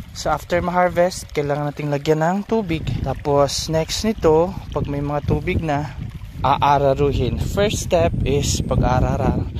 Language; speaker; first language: Filipino; non-native, local second language; Cebuano